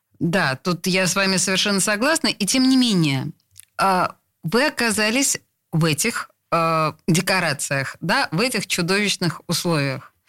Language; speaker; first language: Russian; native; Russian